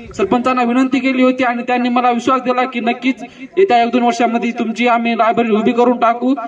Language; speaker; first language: Marathi; non-native, local second language; Lambadi